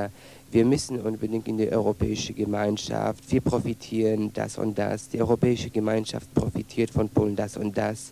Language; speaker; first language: German; non-native, fluent; Polish